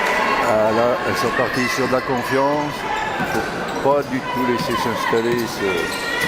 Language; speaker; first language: French; native; French